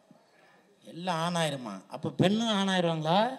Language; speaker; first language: Tamil; native; Tamil